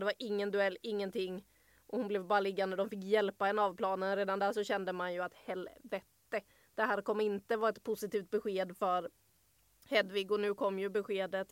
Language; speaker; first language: Swedish; native; Swedish